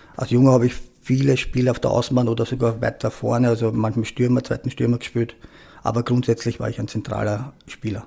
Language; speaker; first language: German; early bilingual, other home language; Croatian